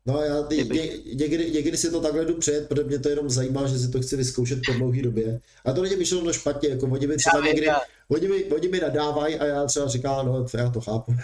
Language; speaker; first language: Czech; native; Czech